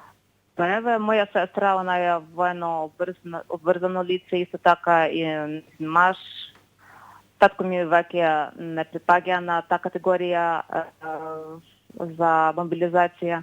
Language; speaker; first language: Macedonian; non-native, fluent; Ukrainian